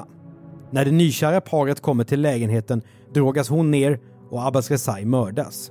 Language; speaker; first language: Swedish; native; Swedish